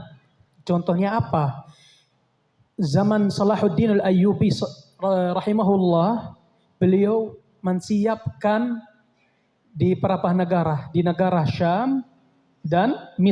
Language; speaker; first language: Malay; non-native, fluent; Arabic